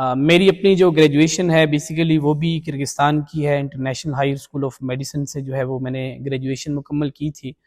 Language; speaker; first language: Urdu; non-native, local second language; Saraiki